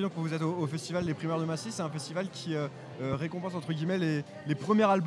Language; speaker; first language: French; native; French